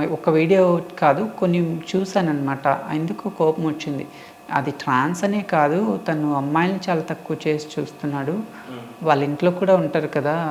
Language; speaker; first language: Telugu; native; Telugu